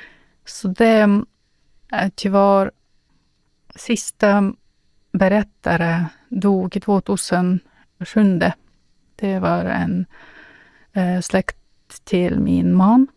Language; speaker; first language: Swedish; non-native, fluent; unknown